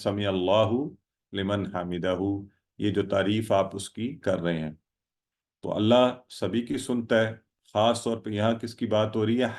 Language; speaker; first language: Urdu; native; Urdu